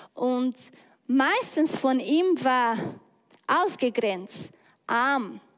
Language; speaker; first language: German; non-native, learner; Portuguese